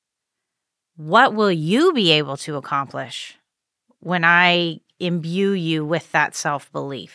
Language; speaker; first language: English; native; English